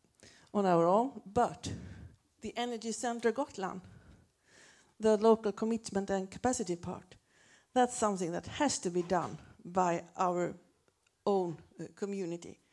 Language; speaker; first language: English; non-native, fluent; Swedish